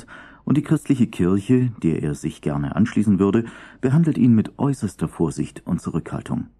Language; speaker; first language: German; native; German